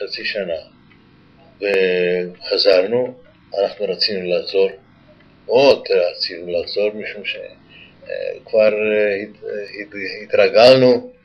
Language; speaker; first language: Hebrew; non-native, fluent; Yiddish